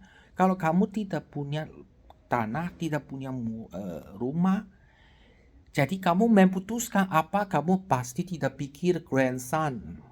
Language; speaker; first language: Indonesian; non-native, fluent; Chinese